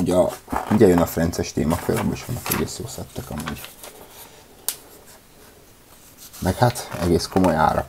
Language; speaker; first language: Hungarian; native; Hungarian